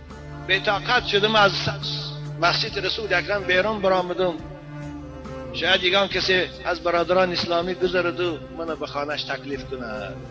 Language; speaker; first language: Persian; native; Persian